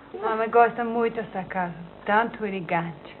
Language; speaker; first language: Portuguese; non-native, learner; English